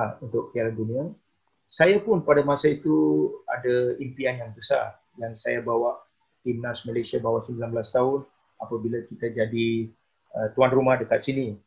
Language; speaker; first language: Malay; non-native, local second language; Tamil